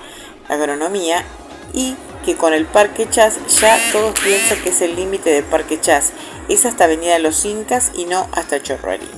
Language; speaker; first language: Spanish; native; Spanish